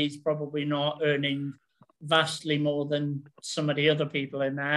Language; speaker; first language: English; native; English